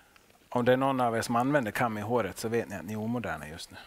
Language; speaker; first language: Swedish; non-native, local second language; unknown